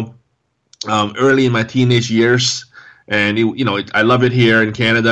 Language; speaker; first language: English; non-native, local second language; Cantonese